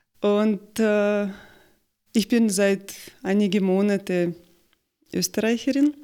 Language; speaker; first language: German; non-native, fluent; Russian